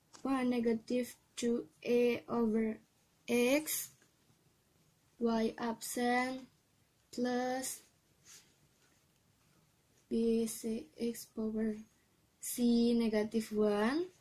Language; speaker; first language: English; non-native, learner; Indonesian